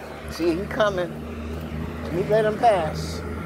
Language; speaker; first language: English; native; English